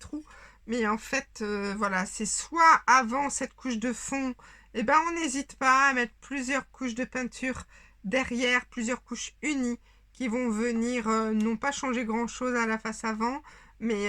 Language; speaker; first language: French; native; French